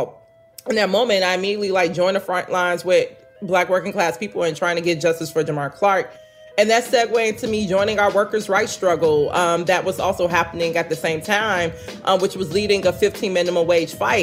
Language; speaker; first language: English; native; English